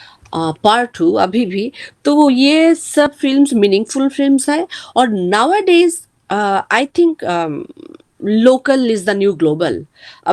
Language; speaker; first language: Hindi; non-native, learner; Bangla